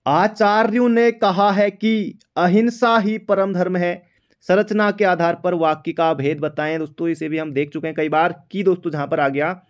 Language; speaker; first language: Hindi; native; Hindi